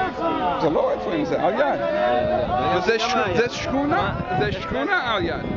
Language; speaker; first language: Hebrew; non-native, fluent; English